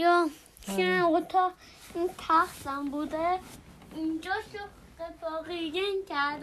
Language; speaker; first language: Persian; early bilingual, heritage; Persian